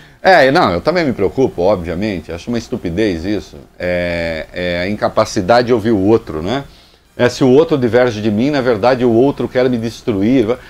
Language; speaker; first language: Portuguese; native; Portuguese